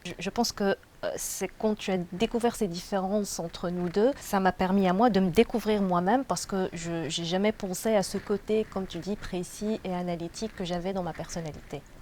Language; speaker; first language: French; non-native, local second language; Arabic